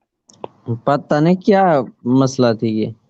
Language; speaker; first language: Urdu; non-native, local second language; Saraiki